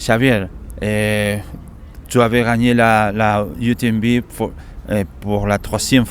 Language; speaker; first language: French; non-native, learner; Spanish